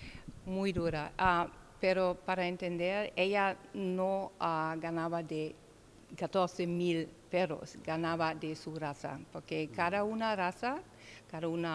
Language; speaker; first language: Spanish; non-native, learner; German